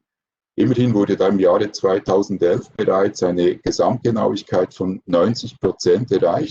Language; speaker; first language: German; native; German